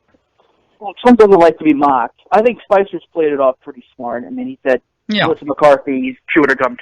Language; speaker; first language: English; native; English